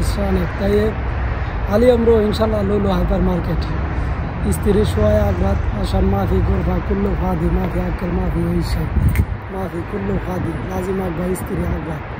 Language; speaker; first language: Arabic; non-native, learner; Bangla